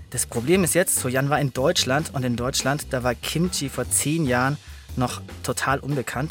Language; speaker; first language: German; native; German